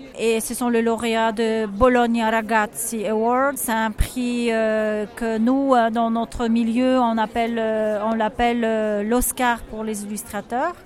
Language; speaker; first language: French; non-native, fluent; Polish